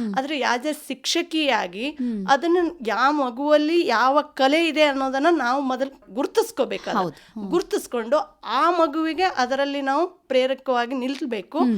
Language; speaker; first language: Kannada; non-native, local second language; Lambadi